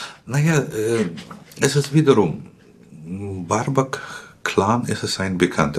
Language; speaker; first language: German; non-native, fluent; Russian